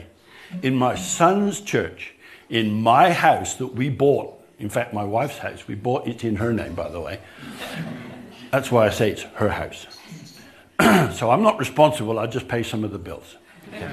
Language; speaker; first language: English; native; English